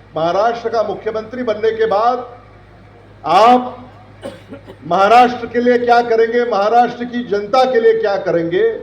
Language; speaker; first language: Hindi; non-native, local second language; Marathi